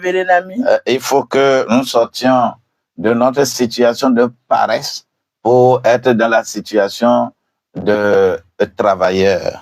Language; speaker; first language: French; non-native, local second language; Ewe